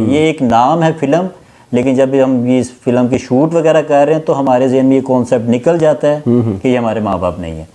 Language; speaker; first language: Urdu; native; Urdu